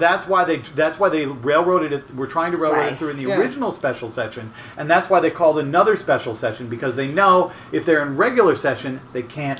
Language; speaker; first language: English; native; English